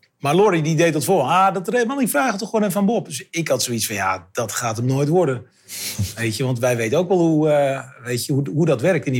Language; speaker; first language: Dutch; native; Dutch